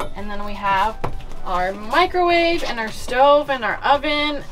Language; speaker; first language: English; native; English